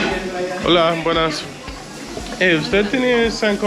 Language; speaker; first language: Spanish; non-native, learner; English